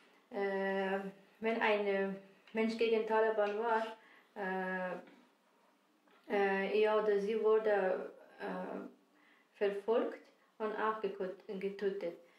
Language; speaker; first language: German; non-native, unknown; Persian